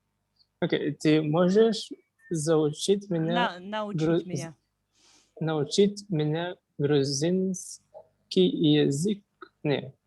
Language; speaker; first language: Russian; non-native, learner; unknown